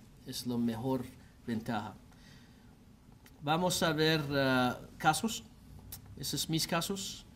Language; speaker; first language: Spanish; non-native, learner; English